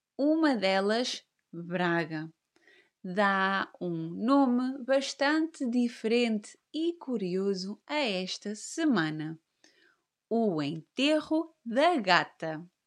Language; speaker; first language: Portuguese; native; Portuguese